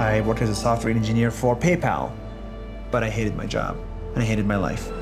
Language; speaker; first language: English; non-native, fluent; Arabic